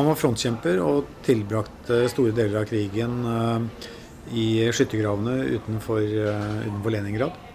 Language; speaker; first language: Norwegian; native; Norwegian